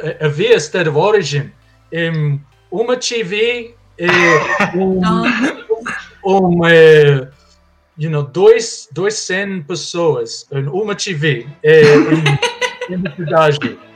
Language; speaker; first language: Portuguese; non-native, learner; English